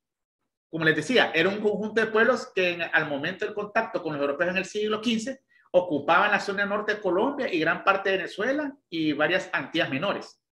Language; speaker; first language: Spanish; native; Spanish